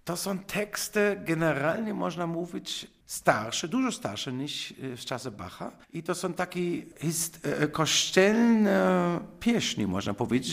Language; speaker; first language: Polish; non-native, fluent; German